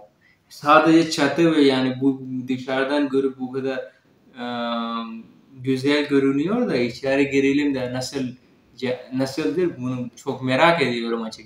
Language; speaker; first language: Turkish; non-native, learner; Urdu